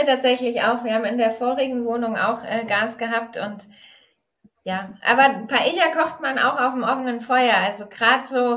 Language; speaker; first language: German; native; German